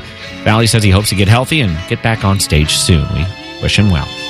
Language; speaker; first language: English; native; English